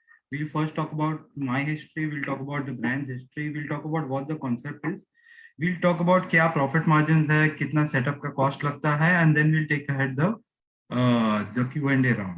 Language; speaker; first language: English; non-native, local second language; Hindi